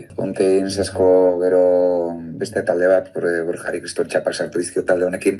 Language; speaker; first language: Basque; native; Basque